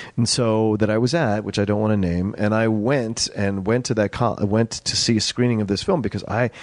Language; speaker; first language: English; early bilingual, other home language; Spanish